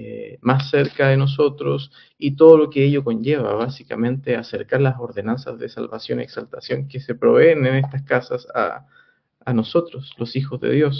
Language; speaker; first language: Spanish; native; Spanish